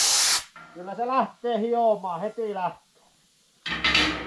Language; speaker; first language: Finnish; native; Finnish